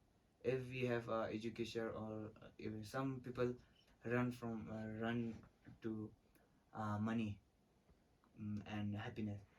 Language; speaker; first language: English; non-native, learner; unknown